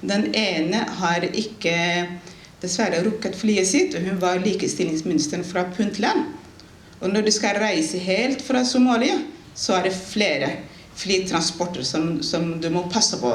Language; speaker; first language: Norwegian; non-native, fluent; Somali